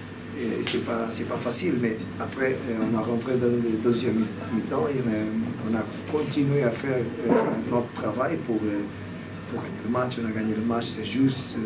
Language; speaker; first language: French; non-native, fluent; Portuguese